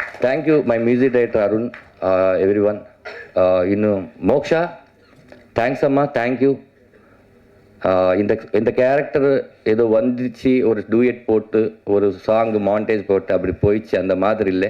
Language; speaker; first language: Tamil; non-native, learner; Telugu